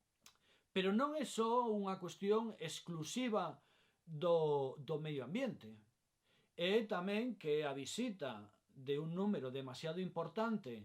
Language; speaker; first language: Galician; non-native, local second language; Spanish